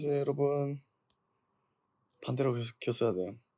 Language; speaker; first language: Korean; non-native, fluent; English